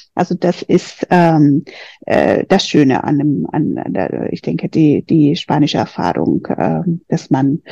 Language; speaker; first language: German; non-native, fluent; Spanish